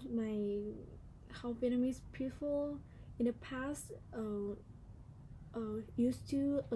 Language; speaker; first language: English; non-native, learner; Vietnamese